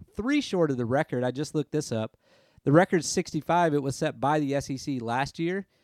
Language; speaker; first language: English; native; English